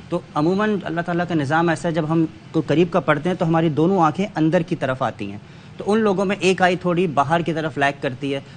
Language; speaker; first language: Urdu; native; Urdu